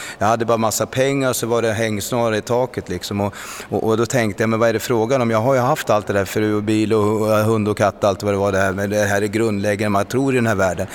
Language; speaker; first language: Swedish; early bilingual, other home language; Spanish